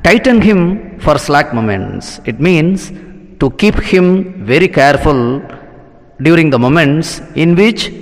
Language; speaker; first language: English; non-native, local second language; Tamil